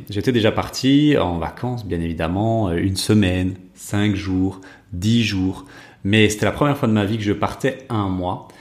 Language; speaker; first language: French; native; French